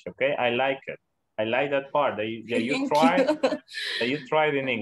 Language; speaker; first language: English; non-native, learner; Spanish